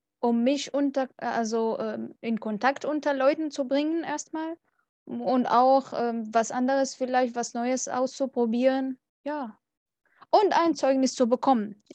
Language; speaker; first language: German; non-native, fluent; Arabic